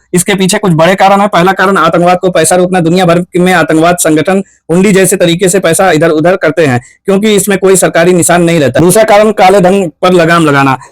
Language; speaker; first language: Hindi; native; Hindi